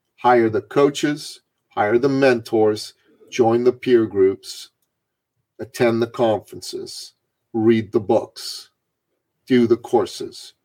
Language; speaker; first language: English; early bilingual, other home language; Persian